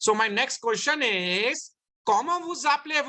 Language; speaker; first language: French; non-native, fluent; Hindi